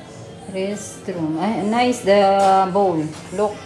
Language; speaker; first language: English; non-native, local second language; Pampanga